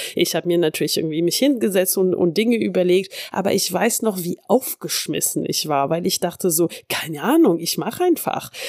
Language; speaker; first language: German; early bilingual, heritage; French